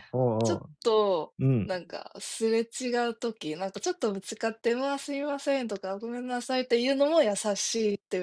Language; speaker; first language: Japanese; non-native, fluent; Korean